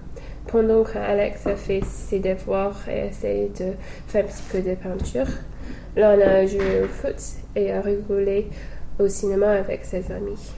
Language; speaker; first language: French; non-native, fluent; English